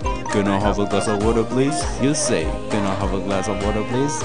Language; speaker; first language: English; non-native, learner; Haitian Creole